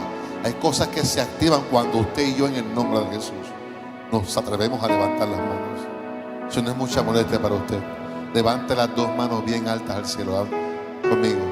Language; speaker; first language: Spanish; native; Spanish